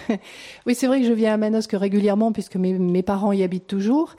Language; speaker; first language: French; native; French